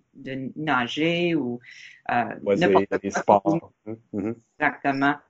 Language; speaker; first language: French; non-native, learner; English